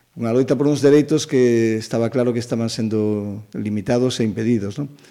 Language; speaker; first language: Galician; native; Galician